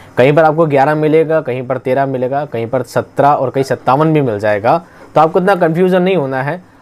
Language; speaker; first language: Hindi; native; Hindi